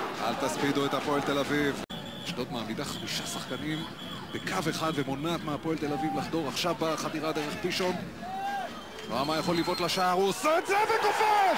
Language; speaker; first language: Hebrew; native; Hebrew